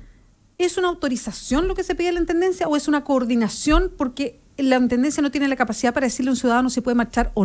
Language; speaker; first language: Spanish; native; Spanish